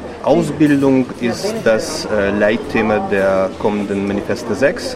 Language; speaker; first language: German; non-native, fluent; Russian